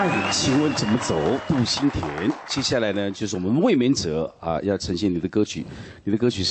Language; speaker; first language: Chinese; native; Chinese